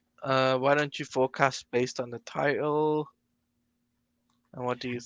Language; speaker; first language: English; native; English